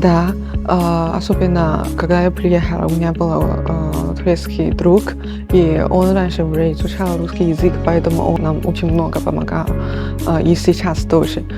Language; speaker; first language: Russian; non-native, fluent; Chinese